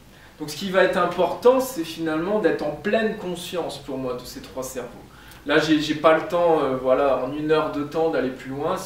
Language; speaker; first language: French; native; French